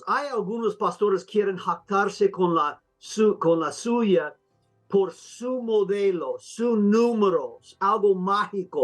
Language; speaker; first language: Spanish; non-native, fluent; English